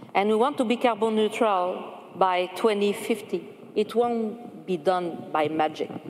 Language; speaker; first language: English; non-native, fluent; French